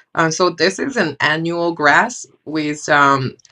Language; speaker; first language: English; non-native, fluent; Chinese